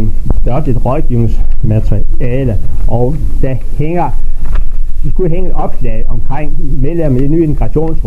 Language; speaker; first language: Danish; native; Danish